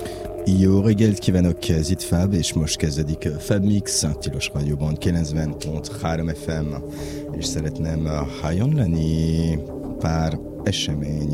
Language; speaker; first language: Hungarian; non-native, learner; French